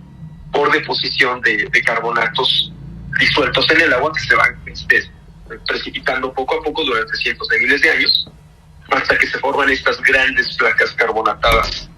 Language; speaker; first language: Spanish; native; Spanish